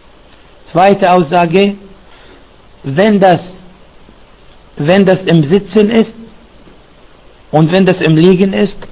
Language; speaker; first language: German; non-native, fluent; Arabic